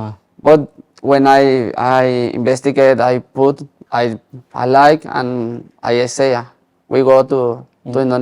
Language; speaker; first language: English; non-native, learner; Spanish